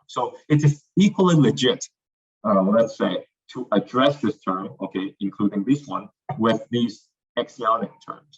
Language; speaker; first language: English; non-native, fluent; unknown